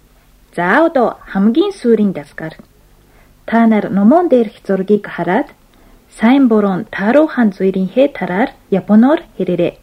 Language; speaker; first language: Mongolian; non-native, fluent; Japanese